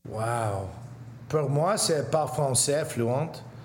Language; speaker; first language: French; non-native, local second language; English